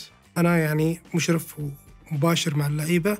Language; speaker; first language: Arabic; native; Arabic